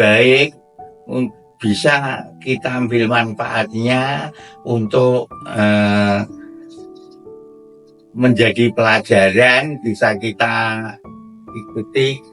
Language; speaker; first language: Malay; non-native, local second language; Javanese